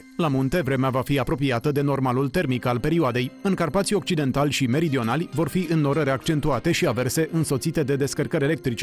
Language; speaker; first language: Romanian; native; Romanian